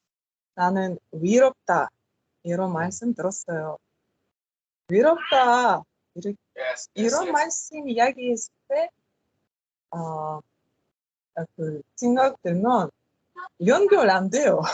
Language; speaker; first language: Korean; non-native, learner; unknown